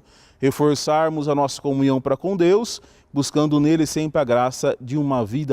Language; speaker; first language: Portuguese; native; Portuguese